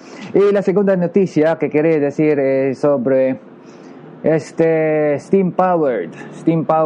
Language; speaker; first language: Spanish; non-native, learner; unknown